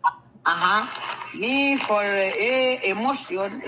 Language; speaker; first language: English; non-native, learner; Spanish